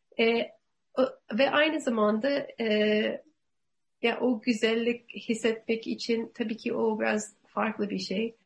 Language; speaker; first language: Turkish; non-native, learner; English